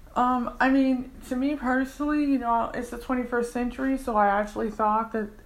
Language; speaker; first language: English; native; English